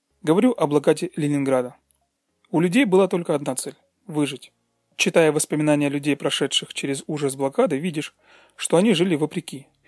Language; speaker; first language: Russian; native; Russian